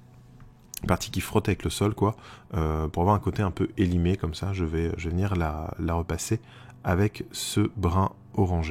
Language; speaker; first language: French; native; French